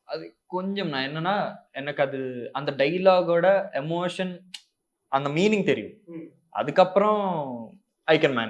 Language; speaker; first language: Tamil; non-native, learner; Telugu